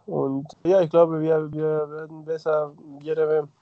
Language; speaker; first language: German; non-native, fluent; Spanish